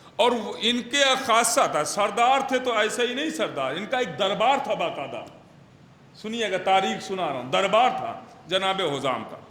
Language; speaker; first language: Urdu; native; Urdu